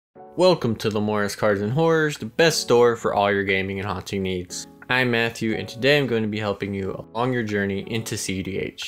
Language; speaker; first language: English; native; English